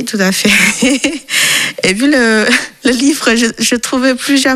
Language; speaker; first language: French; non-native, learner; Chinese